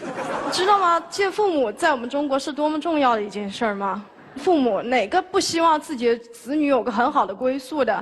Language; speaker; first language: Chinese; native; Chinese